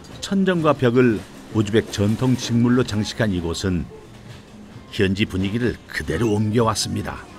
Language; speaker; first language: Korean; native; Korean